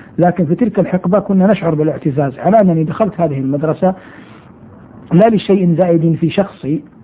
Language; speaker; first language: Arabic; native; Arabic